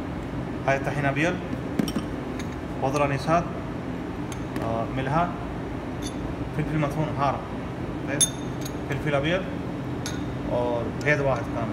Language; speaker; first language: Arabic; non-native, learner; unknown